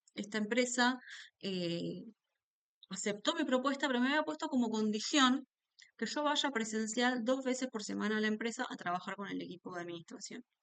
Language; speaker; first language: Spanish; native; Spanish